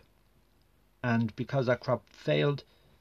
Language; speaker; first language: English; native; English